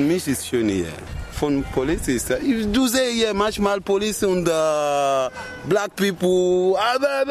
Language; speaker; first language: German; non-native, learner; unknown